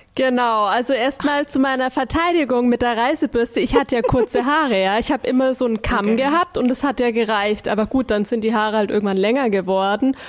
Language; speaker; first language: German; native; German